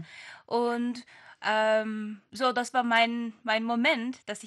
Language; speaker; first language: German; non-native, fluent; Turkish